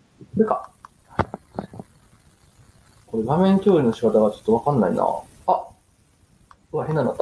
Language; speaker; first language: Japanese; native; Japanese